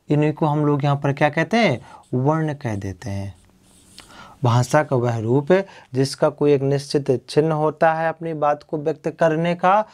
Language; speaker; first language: Hindi; native; Hindi